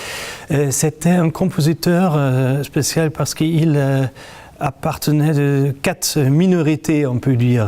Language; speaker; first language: French; non-native, fluent; German